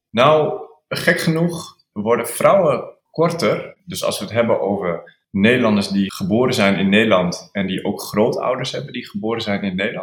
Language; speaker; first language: Dutch; native; Dutch